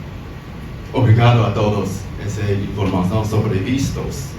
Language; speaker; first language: Portuguese; non-native, learner; Chinese